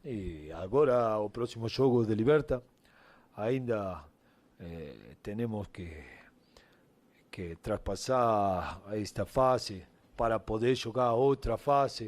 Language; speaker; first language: Portuguese; non-native, learner; Spanish